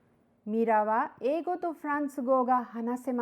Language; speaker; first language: Japanese; non-native, fluent; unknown